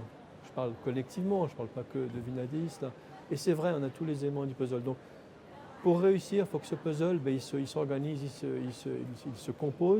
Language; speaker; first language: French; native; French